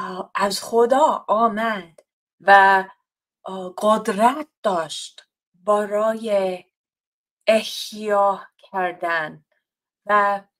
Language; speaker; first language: Persian; non-native, fluent; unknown